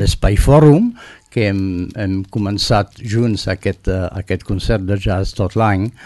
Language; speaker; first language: Catalan; non-native, learner; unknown